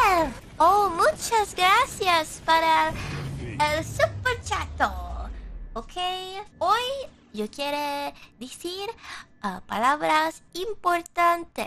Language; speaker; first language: Spanish; non-native, learner; English